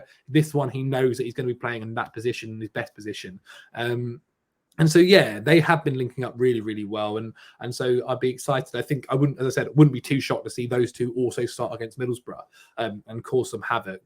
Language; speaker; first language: English; native; English